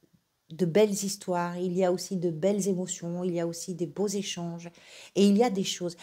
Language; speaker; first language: French; native; French